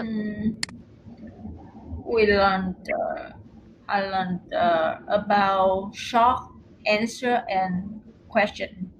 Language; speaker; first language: English; non-native, learner; Vietnamese